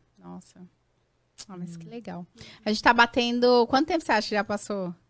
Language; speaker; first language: Portuguese; native; Portuguese